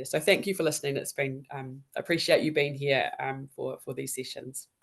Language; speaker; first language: English; native; English